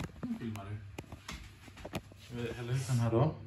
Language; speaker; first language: Swedish; native; Swedish